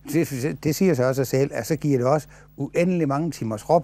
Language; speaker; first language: Danish; native; Danish